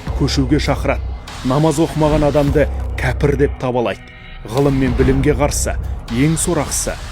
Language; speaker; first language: Kazakh; native; Kazakh